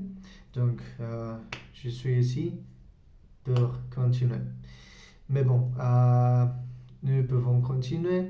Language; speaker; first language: French; non-native, learner; Spanish